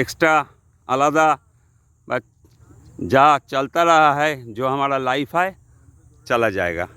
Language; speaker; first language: Hindi; non-native, local second language; Bangla